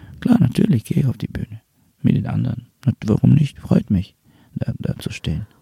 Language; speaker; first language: German; non-native, fluent; Bulgarian